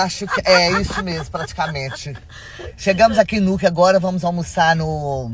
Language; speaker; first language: Portuguese; native; Portuguese